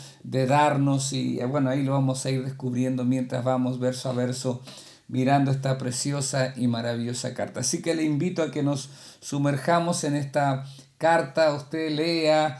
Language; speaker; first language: Spanish; native; Spanish